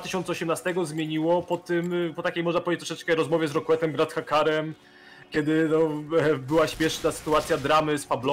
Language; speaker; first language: Polish; native; Polish